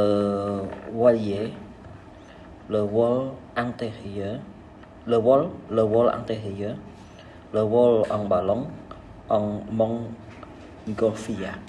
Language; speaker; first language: French; non-native, learner; Vietnamese